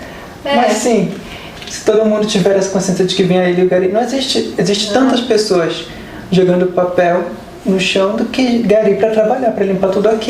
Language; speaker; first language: Portuguese; native; Portuguese